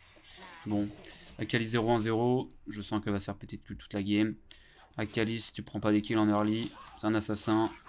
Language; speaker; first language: French; native; French